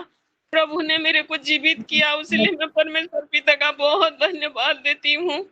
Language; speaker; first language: Hindi; non-native, local second language; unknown